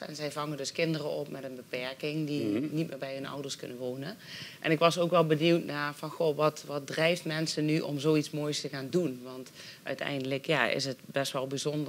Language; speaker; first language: Dutch; native; Dutch